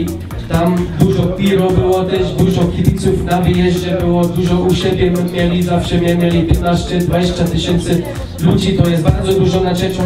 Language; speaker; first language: Polish; early bilingual, heritage; Polish